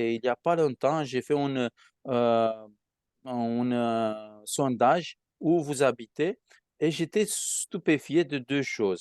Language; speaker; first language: French; non-native, fluent; Romanian